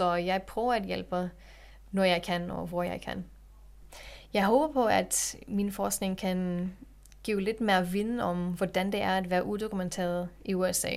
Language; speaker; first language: Danish; non-native, fluent; English